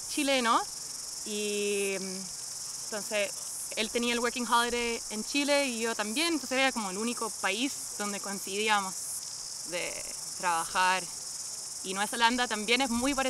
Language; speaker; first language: Spanish; non-native, fluent; English